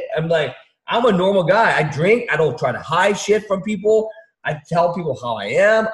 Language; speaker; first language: English; early bilingual, other home language; Vietnamese